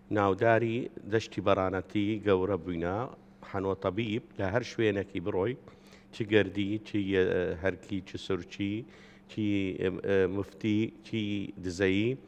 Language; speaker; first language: Central Kurdish; non-native, local second language; Syriac